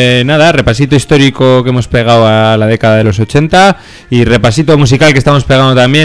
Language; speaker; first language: Spanish; native; Spanish